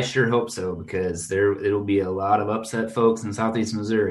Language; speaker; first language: English; native; English